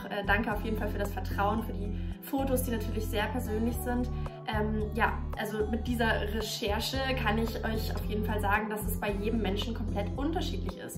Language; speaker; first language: German; native; German